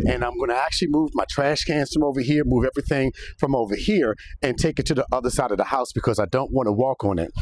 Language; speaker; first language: English; native; English